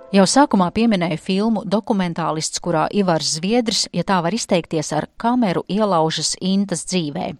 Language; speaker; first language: Latvian; native; Latvian